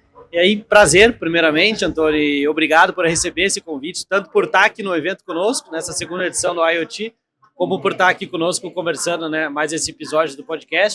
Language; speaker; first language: Portuguese; native; Portuguese